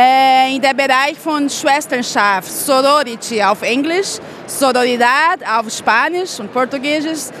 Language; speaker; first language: German; non-native, fluent; Portuguese